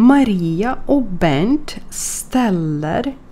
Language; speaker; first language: Swedish; non-native, fluent; Ukrainian